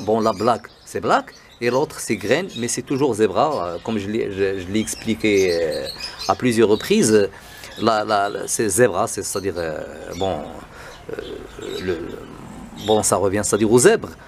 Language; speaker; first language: French; non-native, local second language; Arabic